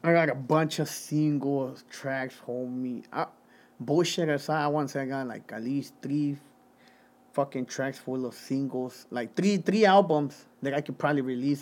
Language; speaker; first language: English; early bilingual, other home language; Spanish